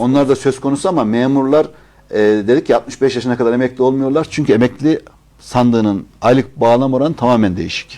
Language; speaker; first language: Turkish; native; Turkish